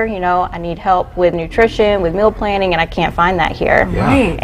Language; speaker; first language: English; native; English